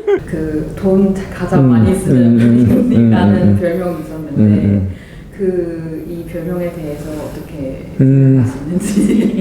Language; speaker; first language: Korean; non-native, fluent; Chinese